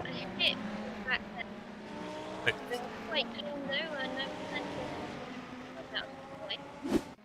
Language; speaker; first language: English; native; English